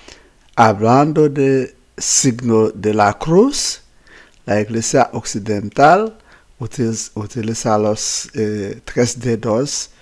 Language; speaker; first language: Spanish; non-native, fluent; Haitian Creole